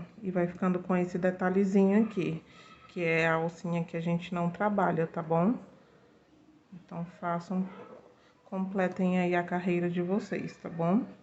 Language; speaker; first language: Portuguese; native; Portuguese